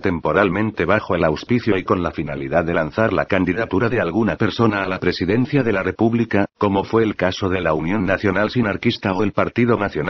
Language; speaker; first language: Spanish; native; Spanish